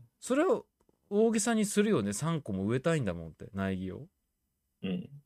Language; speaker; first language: Japanese; native; Japanese